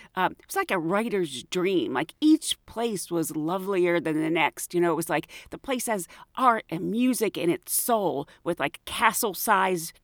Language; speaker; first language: English; native; English